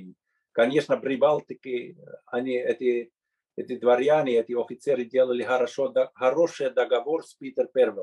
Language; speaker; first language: Russian; non-native, fluent; Finnish